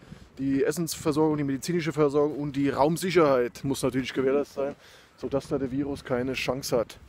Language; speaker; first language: German; native; German